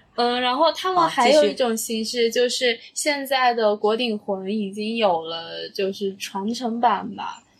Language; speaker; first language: Chinese; native; Chinese